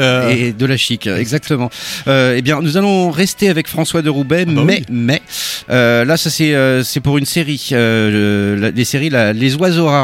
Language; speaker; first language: French; native; French